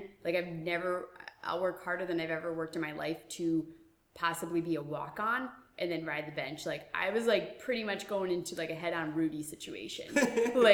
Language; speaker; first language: English; native; English